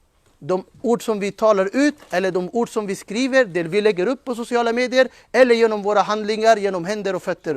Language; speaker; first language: Swedish; non-native, fluent; Urdu